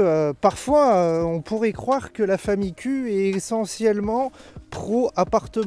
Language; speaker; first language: French; native; French